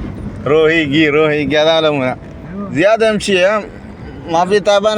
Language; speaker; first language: Arabic; non-native, learner; Malayalam